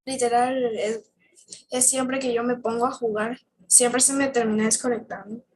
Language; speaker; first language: Spanish; native; Spanish